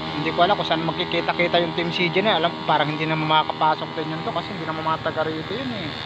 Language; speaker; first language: Filipino; native; Filipino